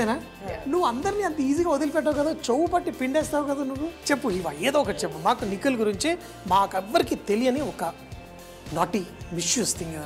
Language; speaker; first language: Telugu; native; Telugu